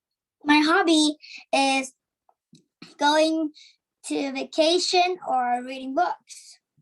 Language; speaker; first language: English; non-native, learner; Vietnamese